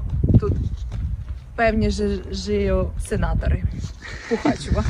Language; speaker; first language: Ukrainian; non-native, local second language; Russian